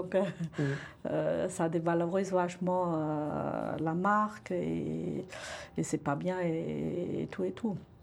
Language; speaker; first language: French; non-native, fluent; German